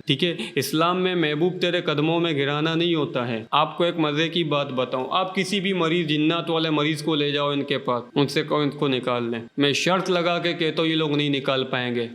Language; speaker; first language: Urdu; non-native, local second language; Baluchi